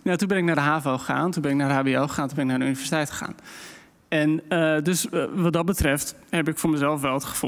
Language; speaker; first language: Dutch; native; Dutch